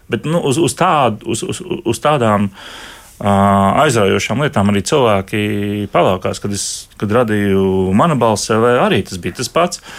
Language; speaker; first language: Latvian; native; Latvian